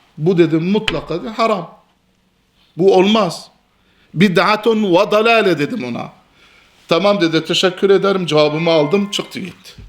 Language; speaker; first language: Turkish; non-native, fluent; Albanian